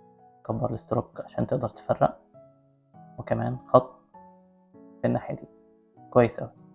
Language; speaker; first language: Arabic; native; Arabic